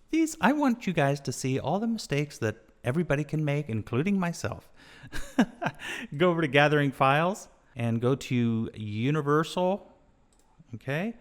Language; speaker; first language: English; native; English